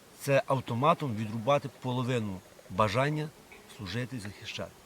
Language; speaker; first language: Ukrainian; native; Ukrainian